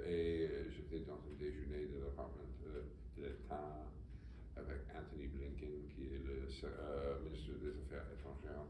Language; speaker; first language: French; non-native, fluent; English